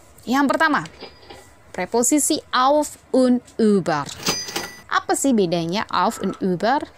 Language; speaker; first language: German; non-native, fluent; Indonesian